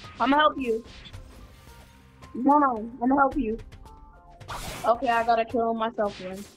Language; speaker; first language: English; native; English